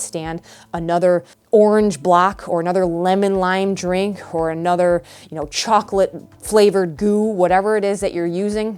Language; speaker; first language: English; native; English